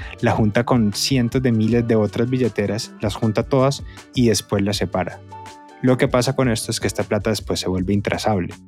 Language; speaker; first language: Spanish; native; Spanish